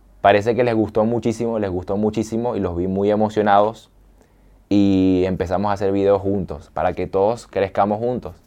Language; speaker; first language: Spanish; native; Spanish